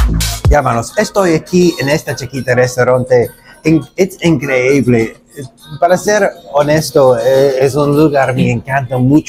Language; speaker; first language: Spanish; non-native, learner; English